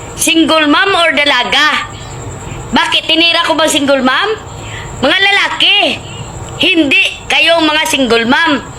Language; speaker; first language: Filipino; non-native, local second language; Hiligaynon